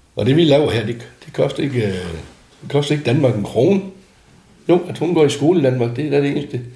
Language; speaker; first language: Danish; native; Danish